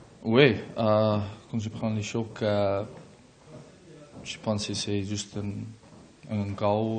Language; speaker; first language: French; non-native, learner; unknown